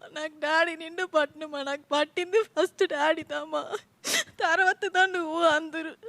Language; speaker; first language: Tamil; non-native, local second language; Telugu